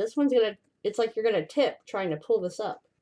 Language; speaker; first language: English; native; English